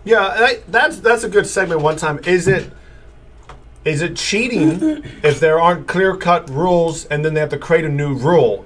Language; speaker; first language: English; native; English